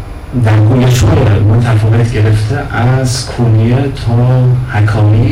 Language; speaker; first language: Persian; non-native, fluent; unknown